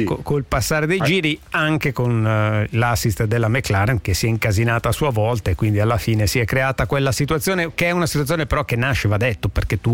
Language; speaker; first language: Italian; native; Italian